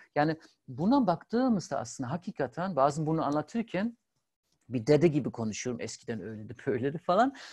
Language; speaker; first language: Turkish; non-native, fluent; German